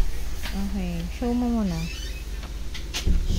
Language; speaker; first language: Filipino; native; Filipino